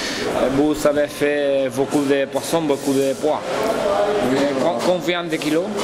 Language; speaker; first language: French; non-native, learner; Spanish